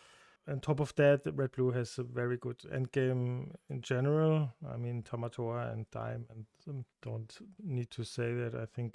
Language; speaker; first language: English; non-native, fluent; German